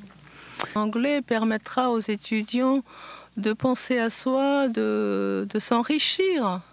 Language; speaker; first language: French; non-native, fluent; Japanese